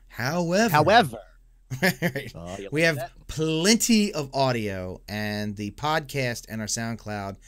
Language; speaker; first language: English; native; English